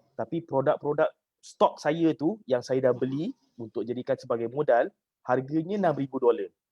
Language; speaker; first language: Malay; native; Malay